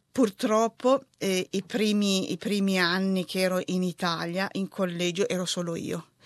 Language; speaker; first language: Italian; early bilingual, other home language; Tigrinya